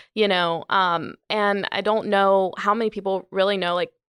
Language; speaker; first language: English; native; English